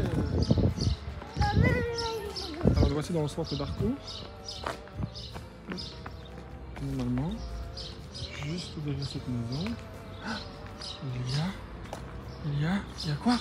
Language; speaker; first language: French; native; French